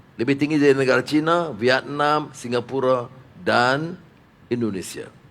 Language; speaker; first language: Malay; native; Malay